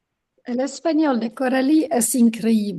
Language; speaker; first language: Spanish; non-native, learner; English